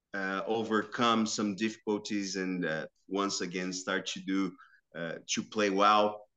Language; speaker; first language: English; non-native, fluent; Portuguese